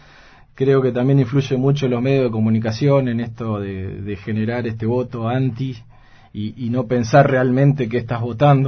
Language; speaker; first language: Spanish; native; Spanish